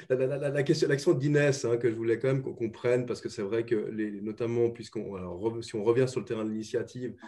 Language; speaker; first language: French; native; French